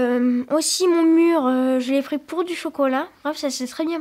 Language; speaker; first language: French; native; French